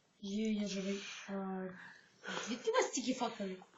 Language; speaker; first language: Ukrainian; native; Ukrainian